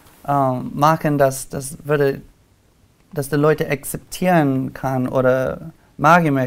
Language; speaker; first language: German; non-native, learner; English